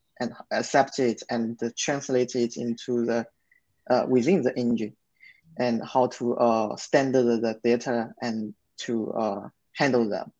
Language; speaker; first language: English; non-native, learner; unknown